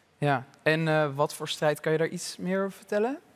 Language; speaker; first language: Dutch; native; Dutch